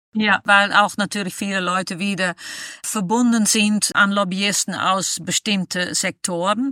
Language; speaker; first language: German; non-native, fluent; Dutch